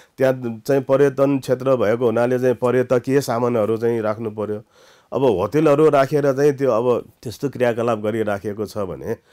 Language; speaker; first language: Nepali; non-native, local second language; Newari